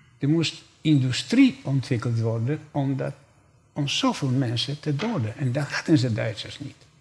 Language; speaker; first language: Dutch; non-native, fluent; Polish